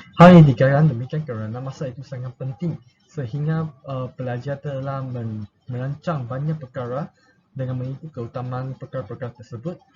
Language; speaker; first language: Malay; non-native, local second language; Chinese